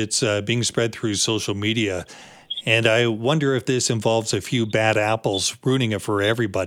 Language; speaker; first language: English; native; English